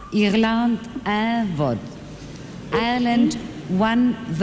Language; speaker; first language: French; non-native, fluent; German